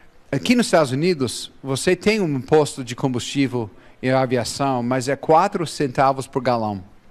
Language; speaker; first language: Portuguese; non-native, fluent; English